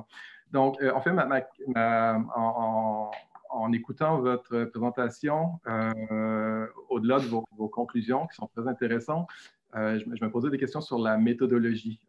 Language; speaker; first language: French; native; French